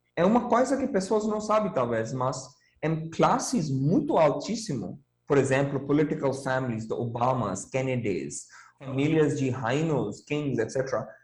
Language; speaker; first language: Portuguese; non-native, fluent; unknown